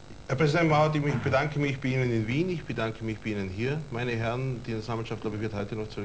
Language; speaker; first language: German; native; German